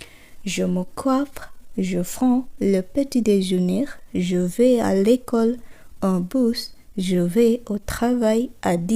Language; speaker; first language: French; non-native, fluent; Bangla